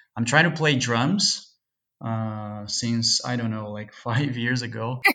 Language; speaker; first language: English; non-native, fluent; Portuguese